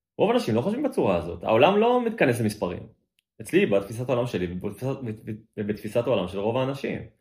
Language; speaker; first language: Hebrew; native; Hebrew